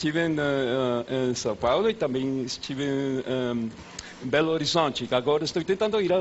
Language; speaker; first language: Portuguese; non-native, fluent; Spanish